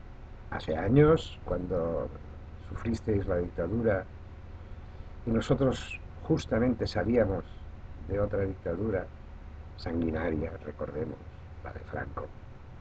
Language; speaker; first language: Spanish; non-native, local second language; Catalan